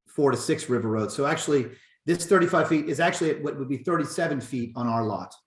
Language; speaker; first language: English; native; English